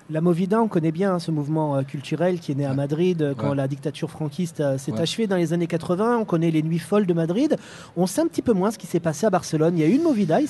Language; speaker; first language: French; native; French